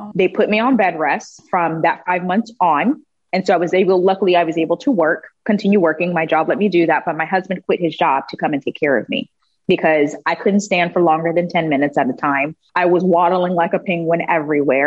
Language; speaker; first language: English; native; English